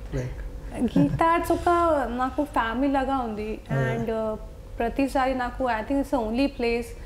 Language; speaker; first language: Telugu; non-native, local second language; Hindi